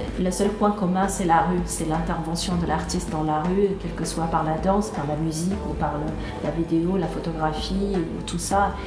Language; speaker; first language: French; non-native, local second language; Arabic